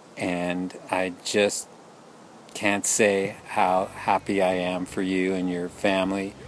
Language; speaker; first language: English; native; English